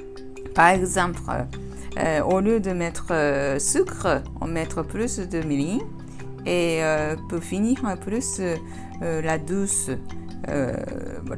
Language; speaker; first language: French; non-native, learner; Japanese